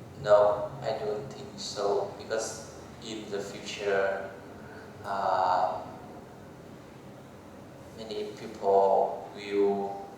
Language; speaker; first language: English; non-native, learner; Vietnamese